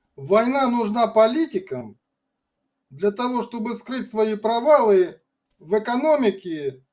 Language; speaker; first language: Russian; native; Russian